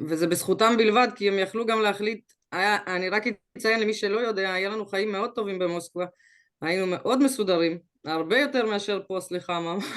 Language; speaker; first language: Hebrew; early bilingual, other home language; Russian